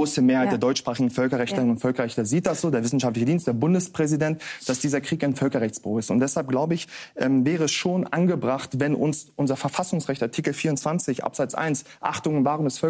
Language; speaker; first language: German; native; German